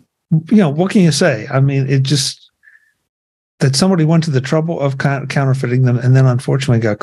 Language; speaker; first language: English; native; English